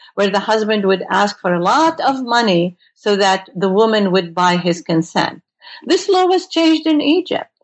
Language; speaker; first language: English; non-native, fluent; Arabic